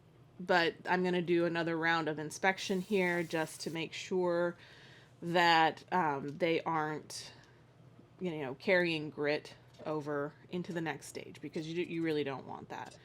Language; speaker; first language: English; native; English